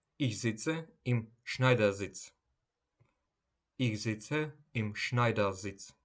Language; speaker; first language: German; non-native, fluent; Ukrainian